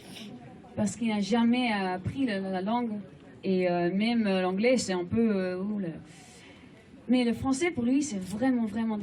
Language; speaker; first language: French; non-native, fluent; Dutch